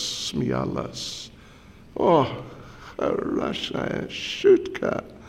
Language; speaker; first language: Russian; non-native, learner; English